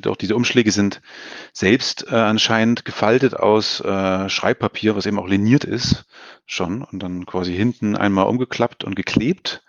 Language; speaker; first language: German; native; German